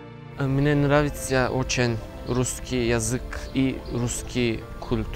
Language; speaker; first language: Russian; non-native, learner; Turkish